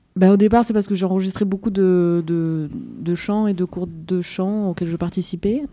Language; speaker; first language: French; native; French